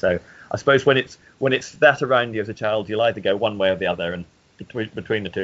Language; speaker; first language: English; native; English